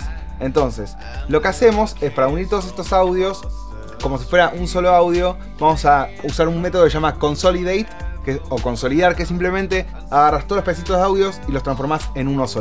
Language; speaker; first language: Spanish; native; Spanish